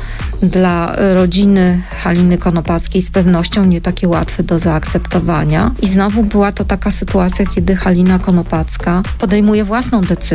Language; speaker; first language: Polish; native; Polish